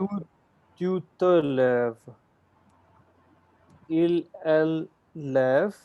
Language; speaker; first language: French; non-native, learner; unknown